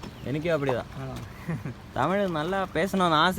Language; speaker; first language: Tamil; non-native, learner; Malayalam